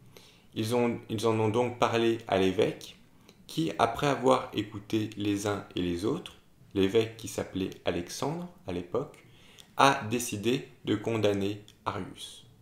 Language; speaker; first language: French; native; French